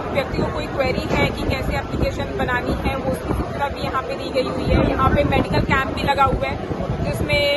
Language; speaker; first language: Hindi; non-native, local second language; Punjabi